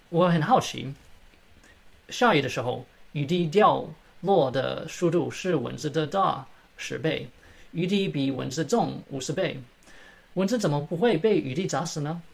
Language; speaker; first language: Chinese; early bilingual, heritage; Chinese